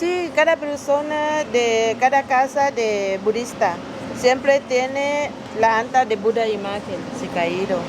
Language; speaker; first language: Spanish; non-native, learner; Thai